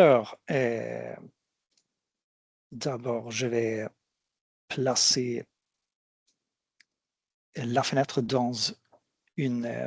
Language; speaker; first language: French; non-native, fluent; Swedish